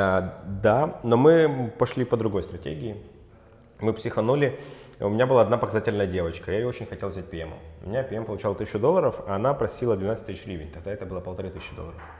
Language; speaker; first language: Russian; native; Russian